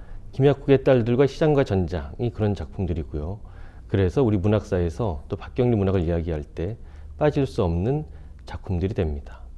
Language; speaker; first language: Korean; native; Korean